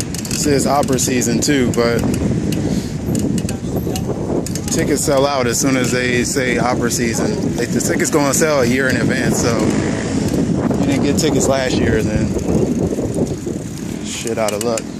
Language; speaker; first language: English; native; English